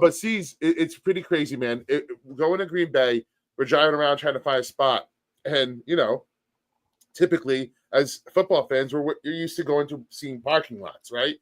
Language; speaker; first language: English; native; English